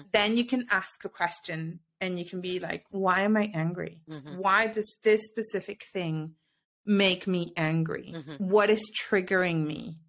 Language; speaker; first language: English; non-native, fluent; Spanish